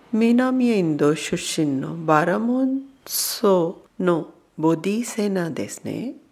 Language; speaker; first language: Japanese; non-native, fluent; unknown